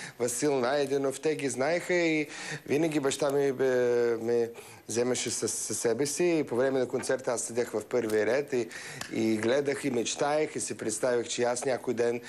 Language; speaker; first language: Bulgarian; non-native, learner; Russian